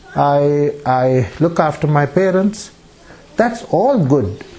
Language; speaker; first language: English; non-native, local second language; Sinhala